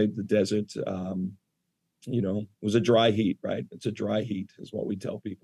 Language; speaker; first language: English; native; English